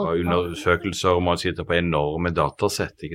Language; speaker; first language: Norwegian; native; Norwegian